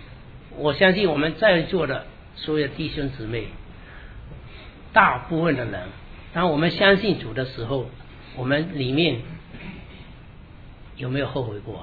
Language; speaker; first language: Chinese; native; Chinese